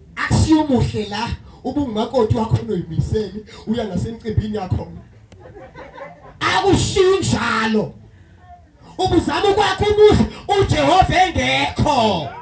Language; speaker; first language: Zulu; non-native, local second language; Xhosa